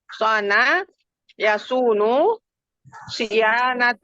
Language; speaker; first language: Arabic; non-native, learner; Indonesian